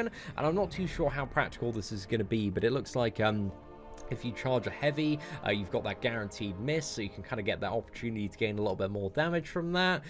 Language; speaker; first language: English; native; English